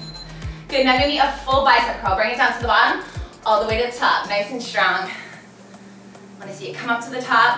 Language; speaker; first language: English; native; English